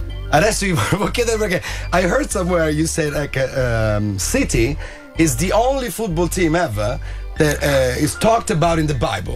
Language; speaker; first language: English; non-native, fluent; Italian